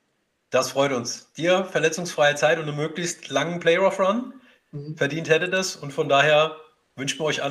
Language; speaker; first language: German; native; German